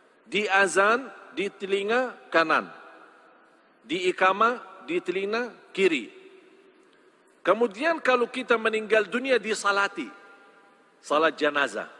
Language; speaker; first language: Indonesian; non-native, fluent; Arabic